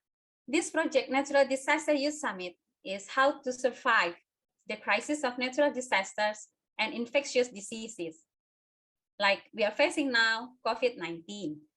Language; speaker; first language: English; non-native, fluent; Indonesian